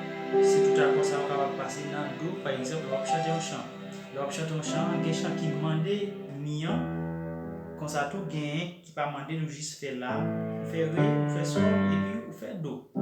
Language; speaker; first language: French; non-native, local second language; Haitian Creole